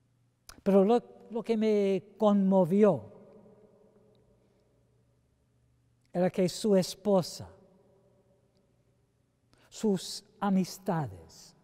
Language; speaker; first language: Spanish; non-native, fluent; English